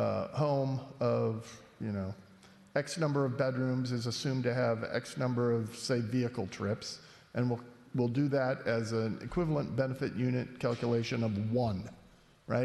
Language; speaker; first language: English; native; English